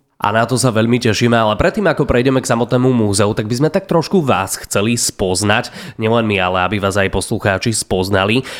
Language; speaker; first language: Slovak; native; Slovak